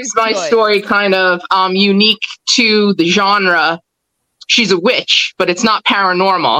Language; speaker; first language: English; native; English